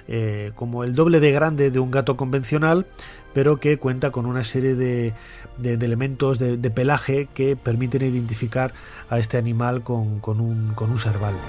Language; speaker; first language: Spanish; native; Spanish